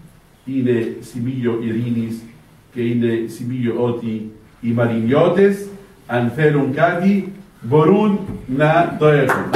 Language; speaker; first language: Greek; non-native, fluent; Arabic